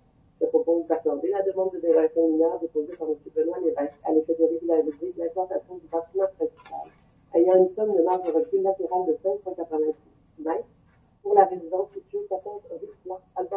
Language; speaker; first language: French; native; French